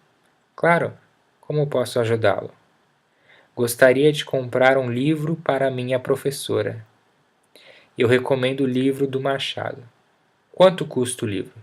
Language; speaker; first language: Portuguese; non-native, fluent; English